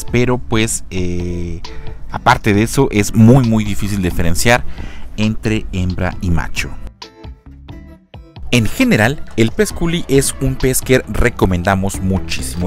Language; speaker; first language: Spanish; native; Spanish